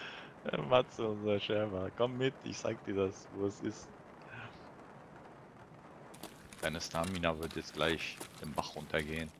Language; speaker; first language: German; native; German